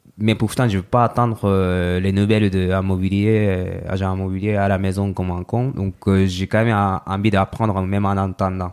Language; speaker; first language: French; non-native, fluent; Japanese